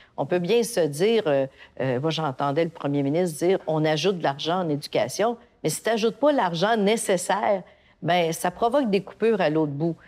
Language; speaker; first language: French; native; French